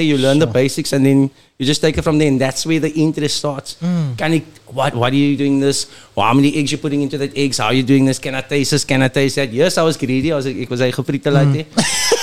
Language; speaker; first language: English; native; English